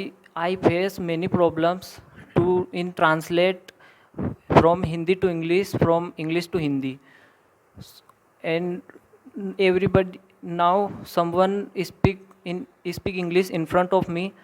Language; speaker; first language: English; non-native, learner; Hindi